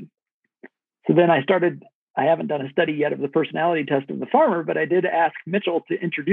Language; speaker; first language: English; native; English